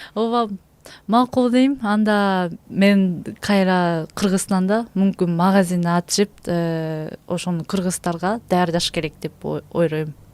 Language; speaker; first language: Kyrgyz; non-native, learner; Japanese